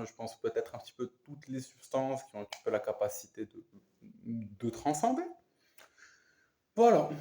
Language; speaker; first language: French; native; French